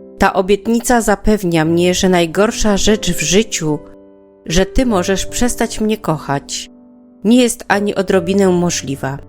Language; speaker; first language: Polish; native; Polish